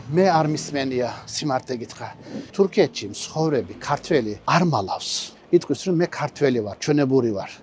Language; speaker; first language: Georgian; early bilingual, heritage; Georgian